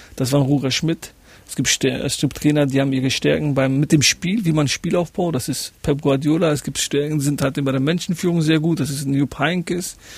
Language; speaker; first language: German; early bilingual, other home language; Kurdish